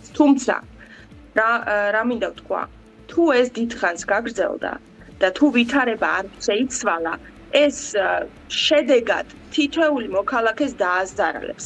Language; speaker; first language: Georgian; native; Georgian